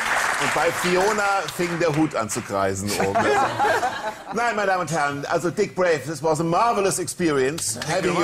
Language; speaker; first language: German; native; German